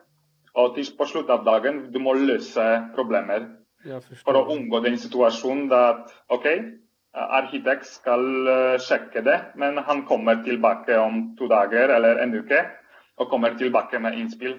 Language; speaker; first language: Swedish; non-native, fluent; Polish